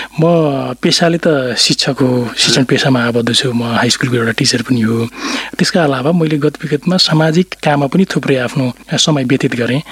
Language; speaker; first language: Nepali; non-native, local second language; Rana Tharu